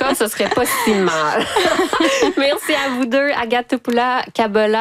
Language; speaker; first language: French; native; French